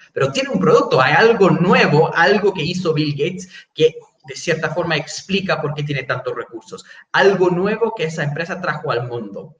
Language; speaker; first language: Spanish; non-native, fluent; English